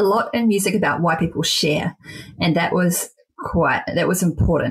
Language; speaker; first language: English; native; English